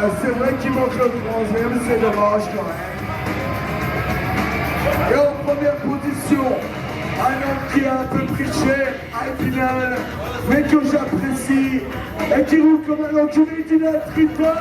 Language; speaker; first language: French; native; French